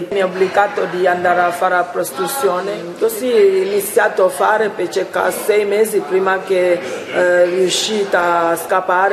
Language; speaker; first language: Italian; non-native, fluent; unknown